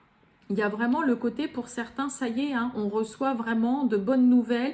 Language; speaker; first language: French; native; French